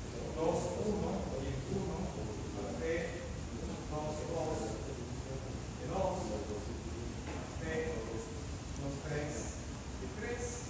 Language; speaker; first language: Spanish; native; Spanish